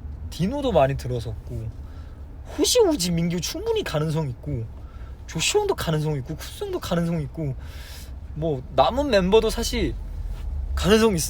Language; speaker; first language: Korean; non-native, fluent; Chinese